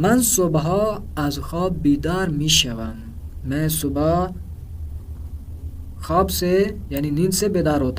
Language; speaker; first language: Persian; non-native, fluent; Urdu